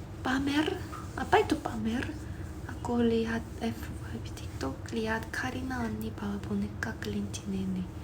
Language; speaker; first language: Indonesian; non-native, fluent; Korean